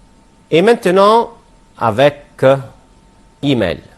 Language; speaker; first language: French; non-native, fluent; Arabic